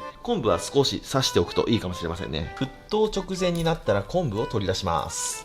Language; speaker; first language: Japanese; native; Japanese